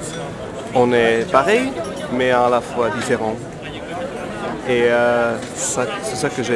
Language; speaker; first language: French; non-native, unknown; Slovak